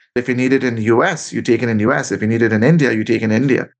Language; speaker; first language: English; non-native, local second language; Bangla